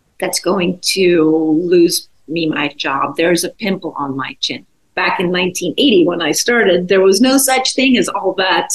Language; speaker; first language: English; non-native, fluent; Czech